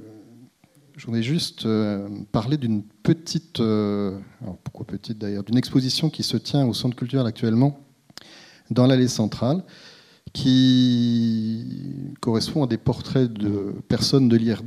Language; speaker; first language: French; native; French